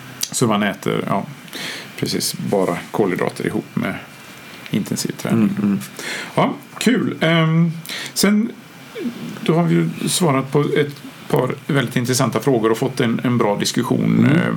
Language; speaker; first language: Swedish; native; Swedish